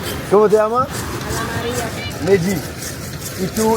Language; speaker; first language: Spanish; non-native, learner; French